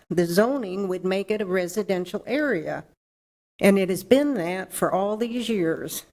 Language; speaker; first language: English; native; English